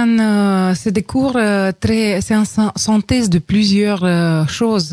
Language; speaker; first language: French; non-native, fluent; Romanian